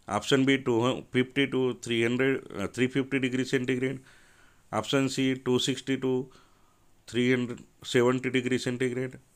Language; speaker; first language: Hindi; non-native, local second language; Marathi